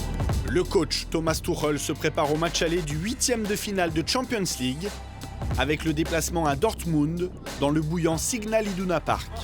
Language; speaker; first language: French; native; French